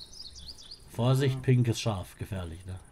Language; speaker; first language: German; native; German